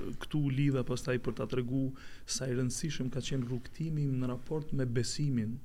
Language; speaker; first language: Albanian; native; Albanian